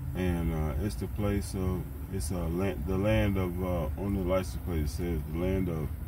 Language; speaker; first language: English; native; English